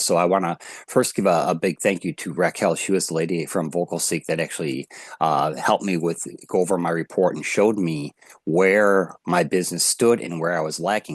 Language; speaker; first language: English; native; English